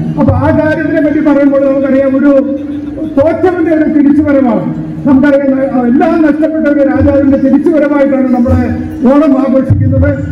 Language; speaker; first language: Malayalam; early bilingual, heritage; Malayalam